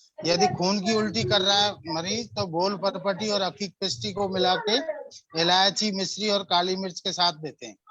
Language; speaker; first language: Hindi; native; Hindi